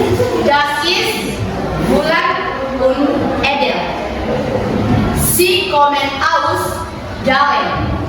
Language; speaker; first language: German; non-native, learner; Indonesian